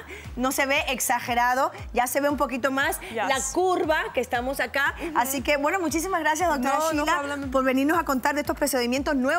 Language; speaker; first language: Spanish; native; Spanish